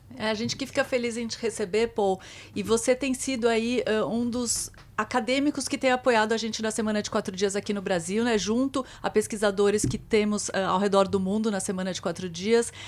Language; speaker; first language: Portuguese; native; Portuguese